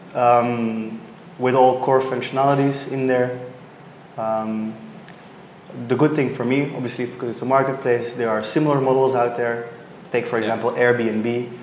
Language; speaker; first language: English; non-native, fluent; Dutch